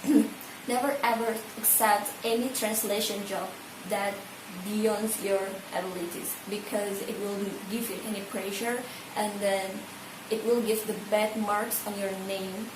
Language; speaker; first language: English; non-native, learner; Indonesian